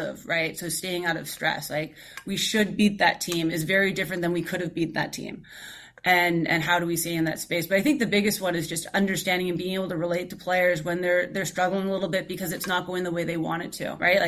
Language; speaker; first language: English; native; English